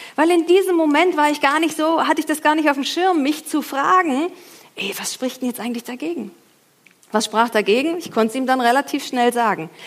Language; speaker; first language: German; native; German